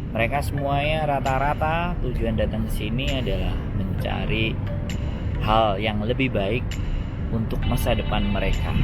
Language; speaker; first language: Indonesian; native; Indonesian